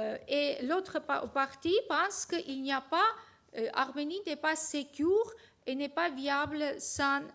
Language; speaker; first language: French; non-native, fluent; Armenian